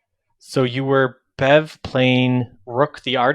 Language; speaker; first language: English; native; English